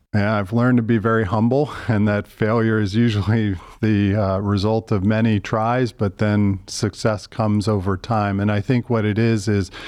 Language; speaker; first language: English; native; English